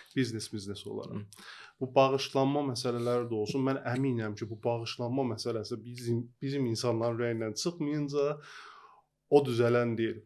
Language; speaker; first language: Azerbaijani; native; Azerbaijani